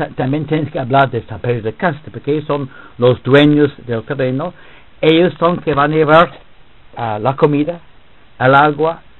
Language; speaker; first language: Spanish; non-native, fluent; English